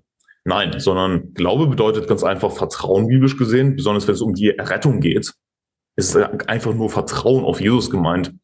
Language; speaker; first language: German; native; German